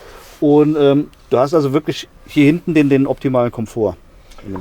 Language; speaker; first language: German; native; German